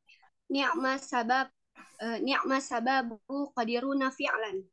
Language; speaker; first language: Arabic; non-native, learner; Indonesian